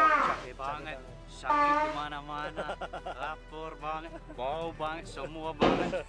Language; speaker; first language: Indonesian; non-native, learner; English